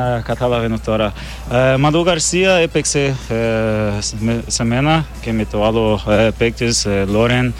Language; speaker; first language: Greek; non-native, learner; Portuguese